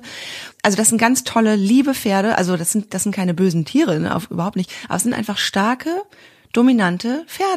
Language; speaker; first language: German; native; German